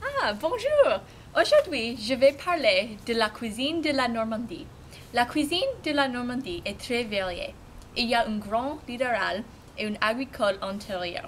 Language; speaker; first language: French; non-native, learner; English